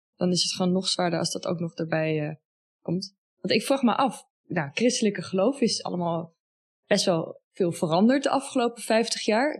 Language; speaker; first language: Dutch; native; Dutch